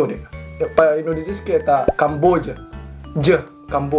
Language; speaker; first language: Russian; non-native, learner; Indonesian